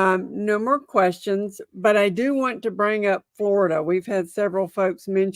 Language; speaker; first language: English; native; English